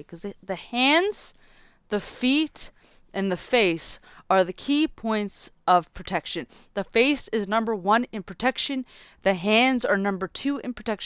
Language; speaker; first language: English; native; English